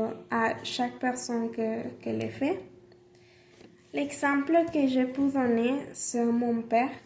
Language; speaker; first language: French; non-native, learner; Spanish